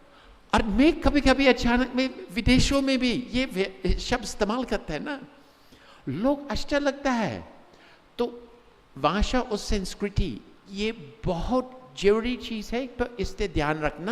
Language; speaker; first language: Hindi; non-native, fluent; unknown